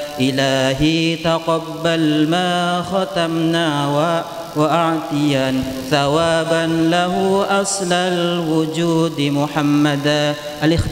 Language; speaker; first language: Arabic; non-native, fluent; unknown